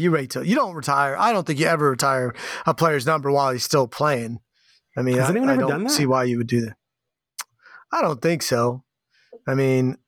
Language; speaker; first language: English; native; English